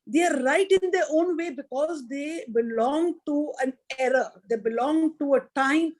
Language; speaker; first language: English; non-native, local second language; Punjabi